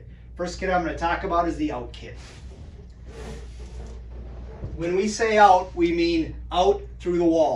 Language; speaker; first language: English; native; English